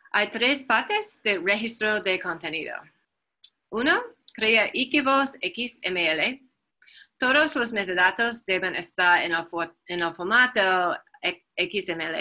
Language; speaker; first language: Spanish; non-native, fluent; English